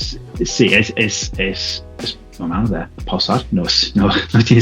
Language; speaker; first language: Spanish; non-native, learner; English